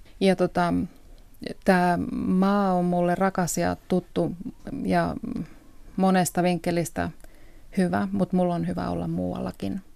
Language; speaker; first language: Finnish; early bilingual, heritage; Finnish